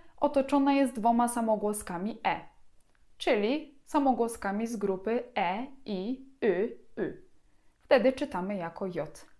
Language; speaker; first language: Polish; native; Polish